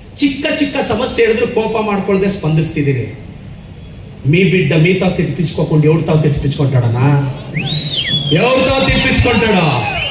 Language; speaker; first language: Kannada; native; Kannada